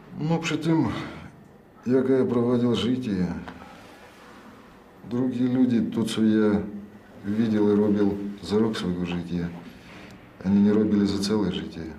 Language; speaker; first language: Polish; non-native, learner; Russian